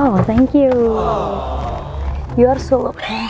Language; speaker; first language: English; non-native, learner; Indonesian